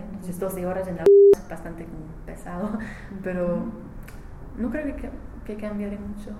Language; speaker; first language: Spanish; non-native, learner; English